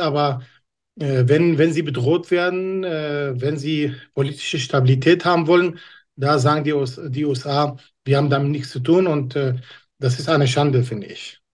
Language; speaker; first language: German; non-native, fluent; Kurdish